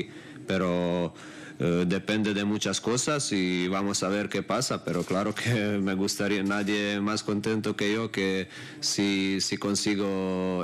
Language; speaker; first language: Spanish; non-native, fluent; Croatian